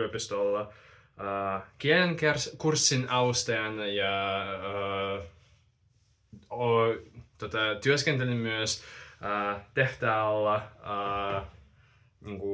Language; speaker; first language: Finnish; non-native, fluent; Russian